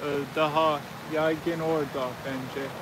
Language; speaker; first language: Turkish; non-native, learner; English